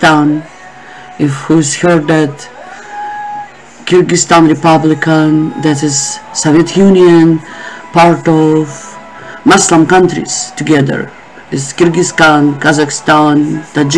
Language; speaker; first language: English; non-native, learner; Russian